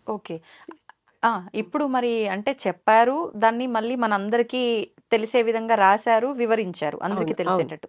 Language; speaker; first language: Telugu; native; Telugu